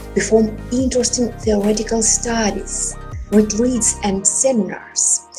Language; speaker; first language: English; non-native, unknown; Russian